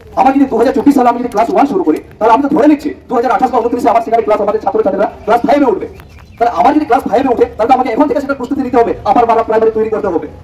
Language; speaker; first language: Bangla; non-native, local second language; Santali